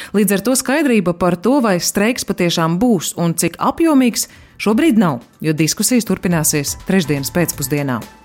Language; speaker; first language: Latvian; native; Latvian